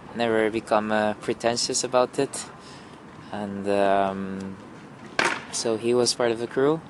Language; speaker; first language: English; non-native, fluent; Spanish